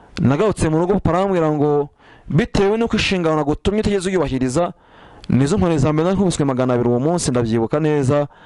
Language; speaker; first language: Kinyarwanda; native; Kinyarwanda